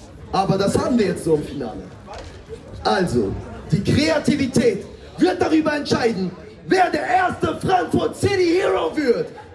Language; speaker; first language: German; native; German